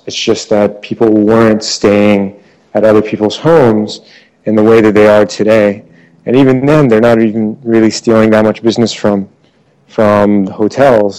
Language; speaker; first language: English; native; English